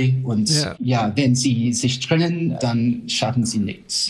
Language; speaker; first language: German; non-native, fluent; English